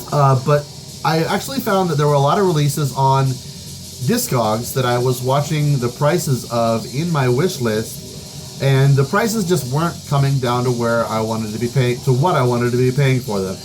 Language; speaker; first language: English; native; English